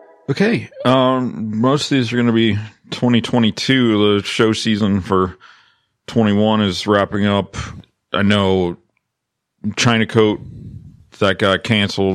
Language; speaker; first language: English; native; English